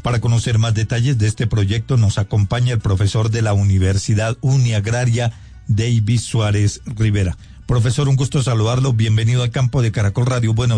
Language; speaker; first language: Spanish; native; Spanish